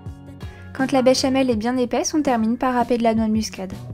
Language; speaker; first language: French; native; French